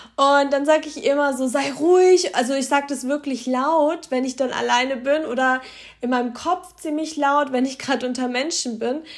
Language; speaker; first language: German; early bilingual, other home language; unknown